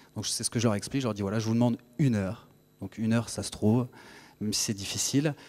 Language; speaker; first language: French; native; French